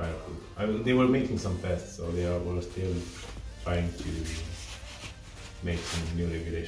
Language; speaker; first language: English; non-native, fluent; Romanian